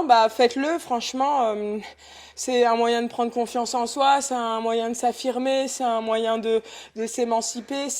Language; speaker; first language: French; native; French